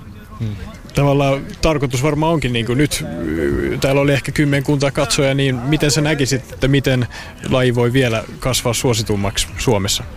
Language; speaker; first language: Finnish; native; Finnish